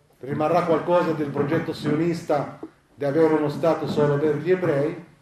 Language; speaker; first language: Italian; non-native, fluent; Arabic